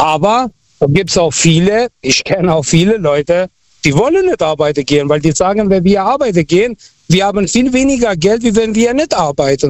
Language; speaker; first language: German; non-native, local second language; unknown